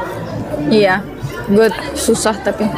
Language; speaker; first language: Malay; non-native, learner; Turkish